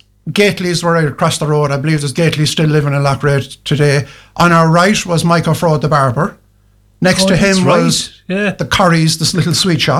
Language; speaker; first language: English; native; English